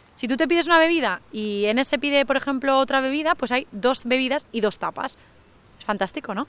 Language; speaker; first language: Spanish; native; Spanish